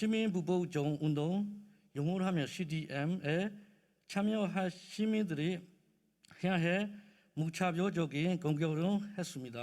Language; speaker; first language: Korean; non-native, learner; Burmese